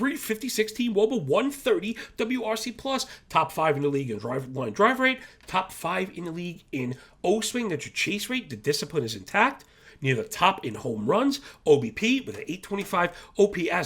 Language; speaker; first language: English; native; English